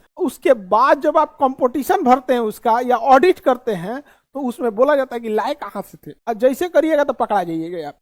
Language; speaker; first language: Hindi; native; Hindi